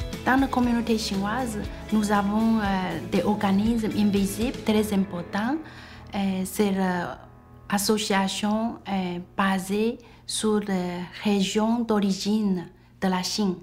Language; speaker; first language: French; non-native, fluent; Chinese